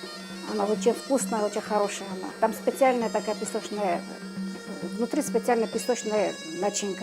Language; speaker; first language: Russian; non-native, fluent; Armenian